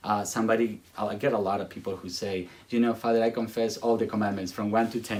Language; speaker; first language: English; non-native, fluent; Spanish